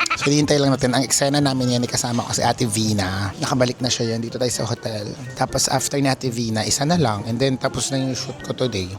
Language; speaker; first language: Filipino; non-native, local second language; Pampanga